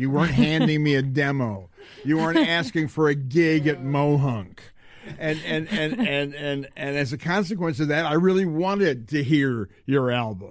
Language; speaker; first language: English; native; English